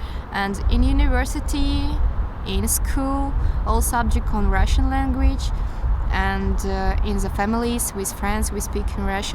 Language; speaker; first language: English; non-native, learner; Russian